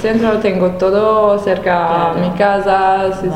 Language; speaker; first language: Spanish; non-native, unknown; Italian